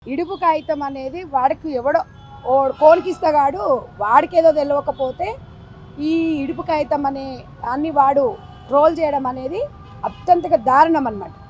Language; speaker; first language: Telugu; native; Telugu